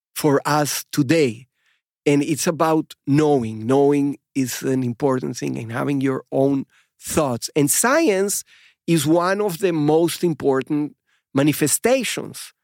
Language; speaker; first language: English; non-native, fluent; Spanish